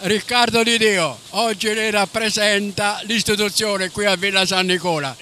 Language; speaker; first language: Italian; native; Italian